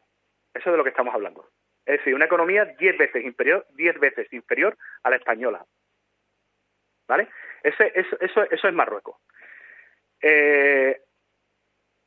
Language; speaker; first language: Spanish; native; Spanish